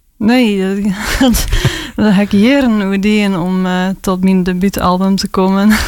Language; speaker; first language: Dutch; non-native, local second language; Western Frisian